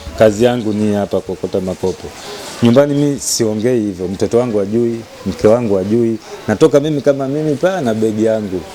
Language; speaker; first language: Swahili; native; Swahili